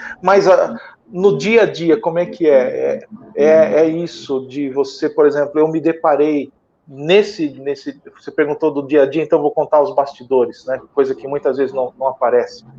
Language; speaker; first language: Portuguese; native; Portuguese